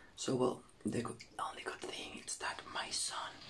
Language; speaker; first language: English; non-native, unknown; Spanish